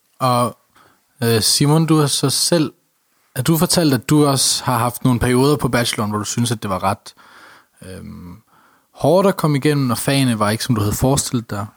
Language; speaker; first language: Danish; native; Danish